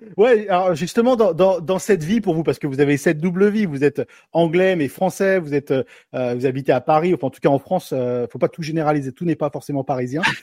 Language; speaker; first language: French; native; French